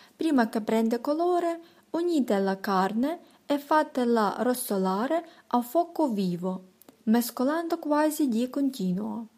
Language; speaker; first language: Italian; non-native, learner; Ukrainian